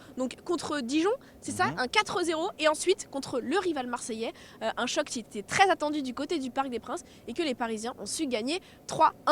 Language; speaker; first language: French; native; French